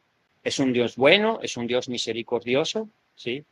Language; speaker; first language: Spanish; native; Spanish